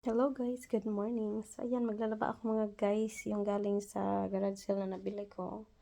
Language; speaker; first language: Filipino; non-native, local second language; Cebuano